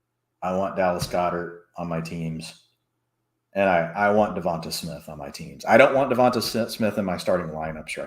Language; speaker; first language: English; native; English